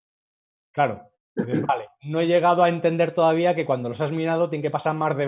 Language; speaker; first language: Spanish; native; Spanish